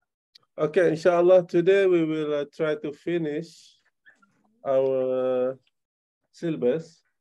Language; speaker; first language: English; non-native, fluent; Malay